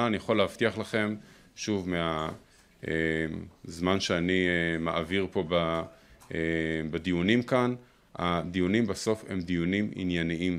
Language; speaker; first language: Hebrew; native; Hebrew